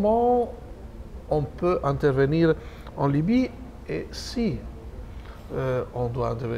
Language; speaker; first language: French; non-native, fluent; Italian